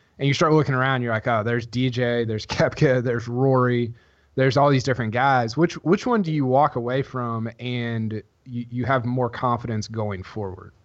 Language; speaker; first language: English; native; English